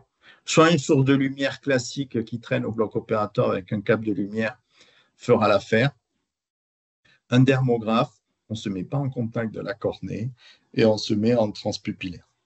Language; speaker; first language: French; native; French